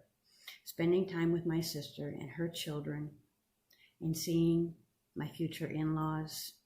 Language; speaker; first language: English; native; English